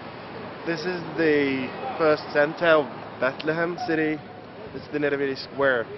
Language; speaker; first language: English; non-native, fluent; Arabic